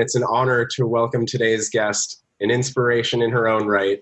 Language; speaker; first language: English; native; English